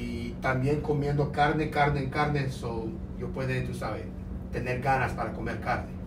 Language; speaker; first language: Spanish; non-native, learner; English